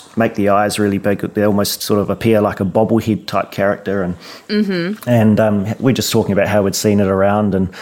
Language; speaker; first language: English; native; English